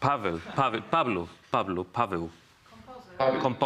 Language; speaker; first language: English; non-native, fluent; Spanish